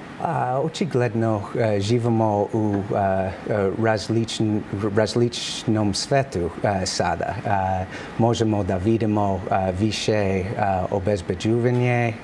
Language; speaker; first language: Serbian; non-native, learner; English